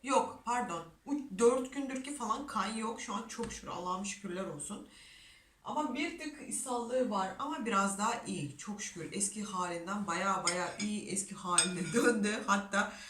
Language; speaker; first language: Turkish; non-native, fluent; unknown